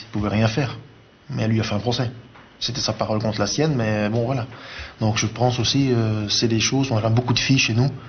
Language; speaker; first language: French; native; French